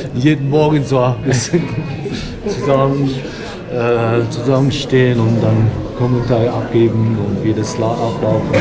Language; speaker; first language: German; non-native, fluent; Mongolian